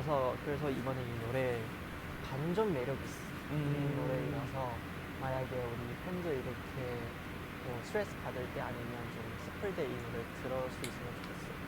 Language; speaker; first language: Korean; non-native, learner; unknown